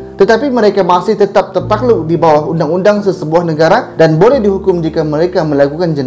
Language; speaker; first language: Malay; native; Malay